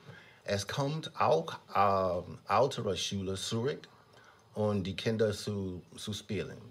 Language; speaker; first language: German; non-native, learner; English